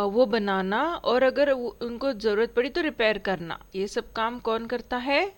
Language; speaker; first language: Hindi; non-native, local second language; Marathi